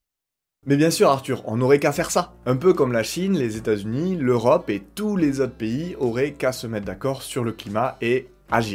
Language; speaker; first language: French; native; French